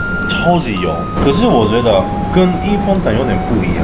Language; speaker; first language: Chinese; non-native, fluent; Japanese